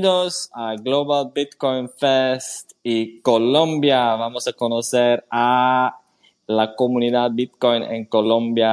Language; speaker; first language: Spanish; non-native, fluent; Swedish